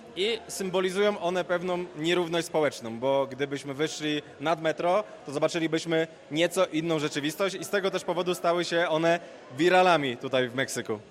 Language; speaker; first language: Polish; native; Polish